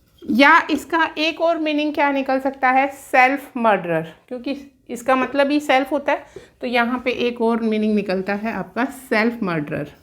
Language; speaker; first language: Hindi; native; Hindi